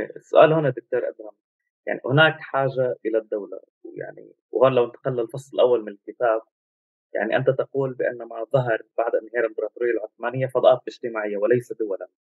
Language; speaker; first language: Arabic; native; Arabic